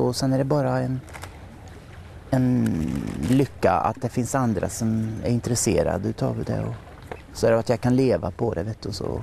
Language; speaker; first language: Swedish; native; Swedish